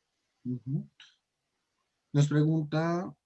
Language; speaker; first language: Spanish; native; Spanish